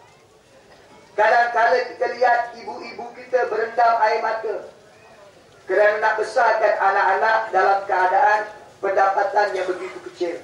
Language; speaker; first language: Malay; native; Malay